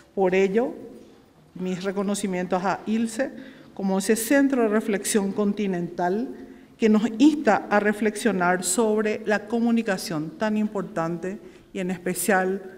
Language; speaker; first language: Spanish; native; Spanish